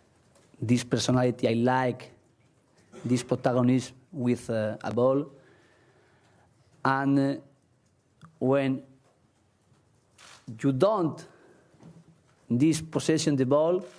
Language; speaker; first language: English; non-native, learner; Spanish